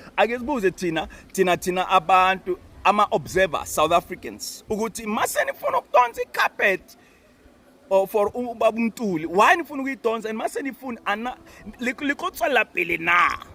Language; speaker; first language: Zulu; non-native, local second language; Southern Sotho